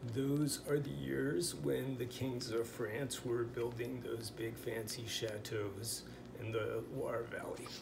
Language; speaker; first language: English; native; English